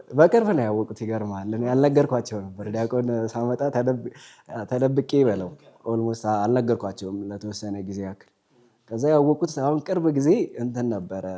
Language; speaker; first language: Amharic; native; Amharic